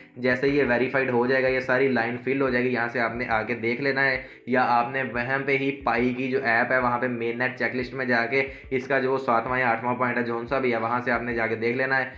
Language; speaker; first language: Urdu; non-native, local second language; Punjabi